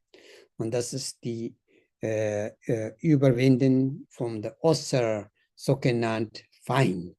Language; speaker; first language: German; non-native, learner; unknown